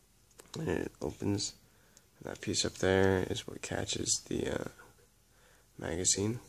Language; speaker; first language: English; native; English